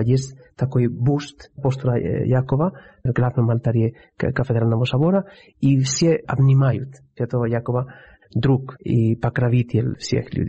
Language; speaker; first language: Russian; non-native, fluent; Spanish